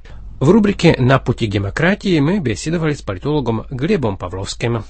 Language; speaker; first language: Russian; native; Russian